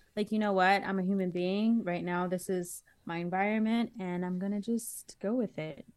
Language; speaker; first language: English; early bilingual, other home language; Akan